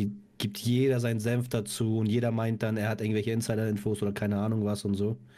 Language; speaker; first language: German; native; German